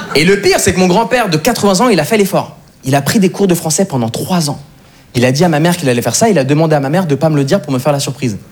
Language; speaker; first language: French; native; French